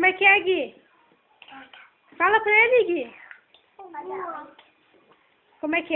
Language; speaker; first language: Portuguese; native; Portuguese